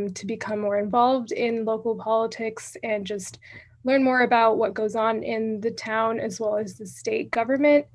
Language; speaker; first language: English; native; English